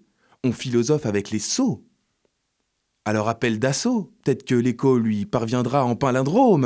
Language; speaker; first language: French; native; French